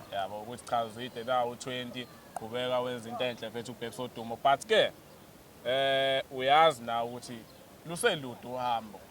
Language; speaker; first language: Zulu; native; Zulu